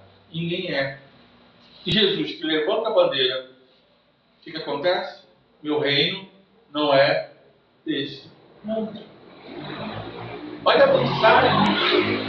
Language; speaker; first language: Portuguese; native; Portuguese